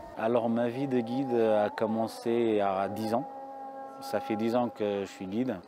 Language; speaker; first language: French; early bilingual, other home language; Amharic